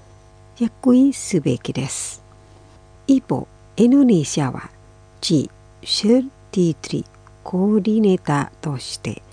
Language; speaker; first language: Japanese; non-native, fluent; Indonesian